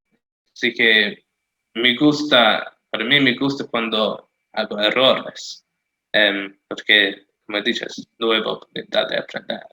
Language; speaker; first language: Spanish; non-native, fluent; English